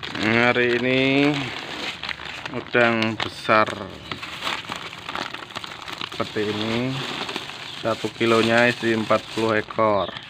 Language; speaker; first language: Indonesian; non-native, local second language; Javanese